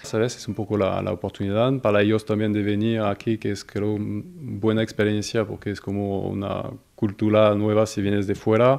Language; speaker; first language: Spanish; non-native, fluent; French